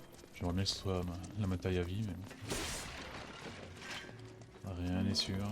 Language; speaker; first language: French; native; French